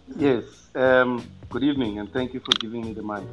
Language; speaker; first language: English; non-native, local second language; Venda